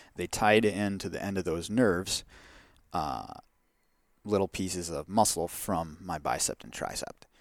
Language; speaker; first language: English; native; English